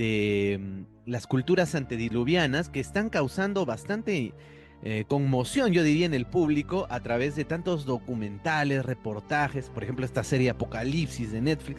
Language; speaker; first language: Spanish; native; Spanish